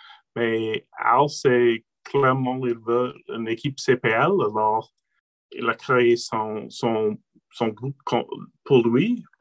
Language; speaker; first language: French; non-native, local second language; English